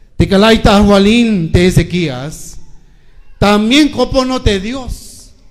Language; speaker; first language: Spanish; non-native, local second language; Tzeltal